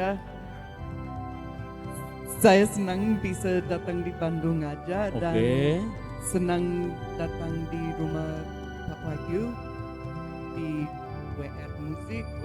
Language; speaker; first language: Indonesian; non-native, learner; English